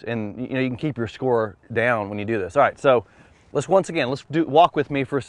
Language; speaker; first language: English; native; English